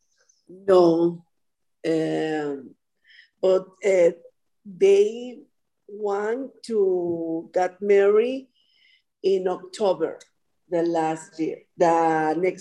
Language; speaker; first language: English; non-native, learner; Spanish